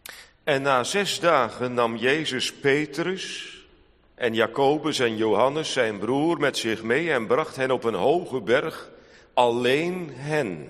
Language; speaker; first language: Dutch; native; Dutch